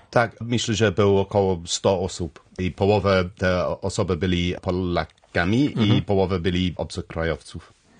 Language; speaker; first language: Polish; non-native, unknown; English